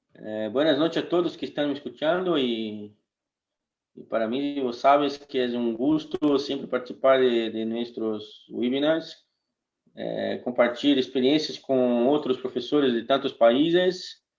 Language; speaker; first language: Spanish; non-native, fluent; Portuguese